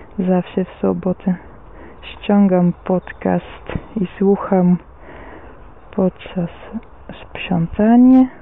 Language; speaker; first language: Polish; non-native, fluent; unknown